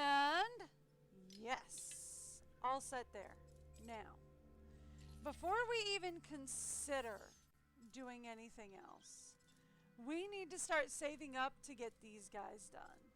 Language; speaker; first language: English; native; English